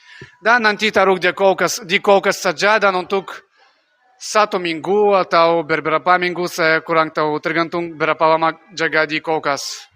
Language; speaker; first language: Indonesian; non-native, learner; Russian